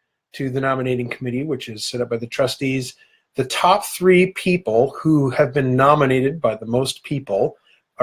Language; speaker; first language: English; native; English